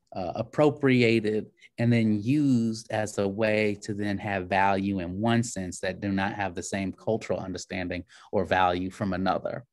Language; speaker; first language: English; native; English